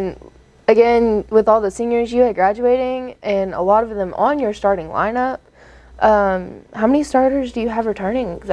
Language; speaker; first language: English; native; English